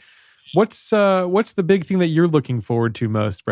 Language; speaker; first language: English; native; English